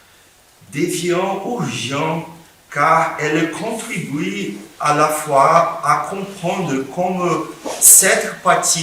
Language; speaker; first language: French; non-native, fluent; Portuguese